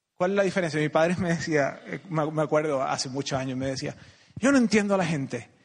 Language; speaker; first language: Spanish; native; Spanish